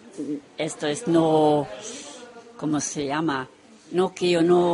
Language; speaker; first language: Spanish; non-native, learner; Romanian